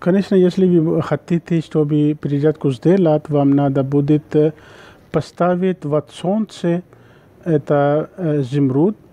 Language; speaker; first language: Russian; non-native, learner; Urdu